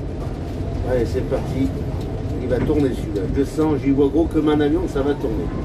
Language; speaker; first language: French; native; French